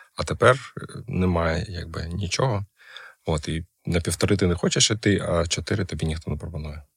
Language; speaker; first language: Ukrainian; non-native, local second language; Russian